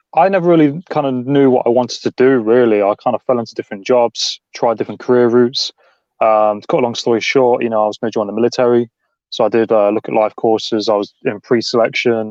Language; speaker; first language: English; native; English